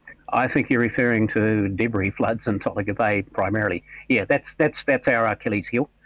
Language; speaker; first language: English; native; English